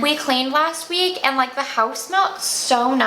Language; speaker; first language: English; native; English